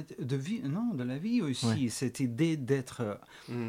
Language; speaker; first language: French; non-native, fluent; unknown